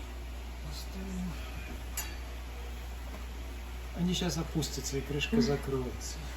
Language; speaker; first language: Russian; native; Russian